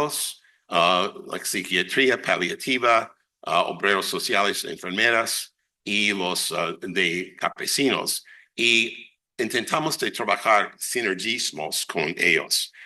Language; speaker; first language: Spanish; non-native, fluent; English